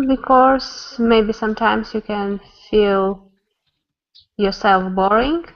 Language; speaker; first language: English; non-native, learner; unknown